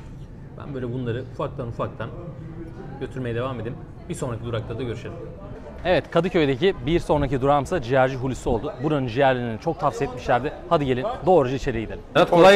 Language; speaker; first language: Turkish; native; Turkish